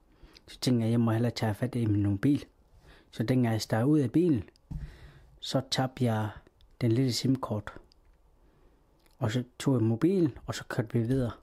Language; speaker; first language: Danish; non-native, local second language; Kalaallisut